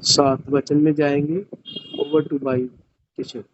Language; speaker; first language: Hindi; non-native, local second language; Punjabi